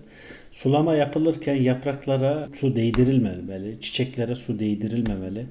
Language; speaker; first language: Turkish; native; Turkish